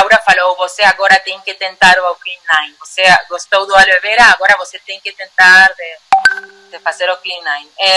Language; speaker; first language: Portuguese; non-native, learner; Spanish